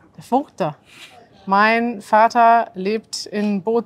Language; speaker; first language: German; native; German